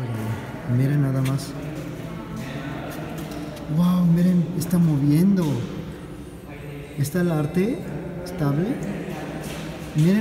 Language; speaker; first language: Spanish; non-native, fluent; Urdu